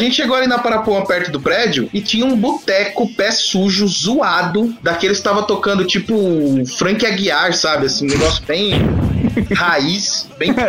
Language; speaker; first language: Portuguese; native; Portuguese